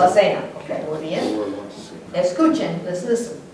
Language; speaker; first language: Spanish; non-native, fluent; English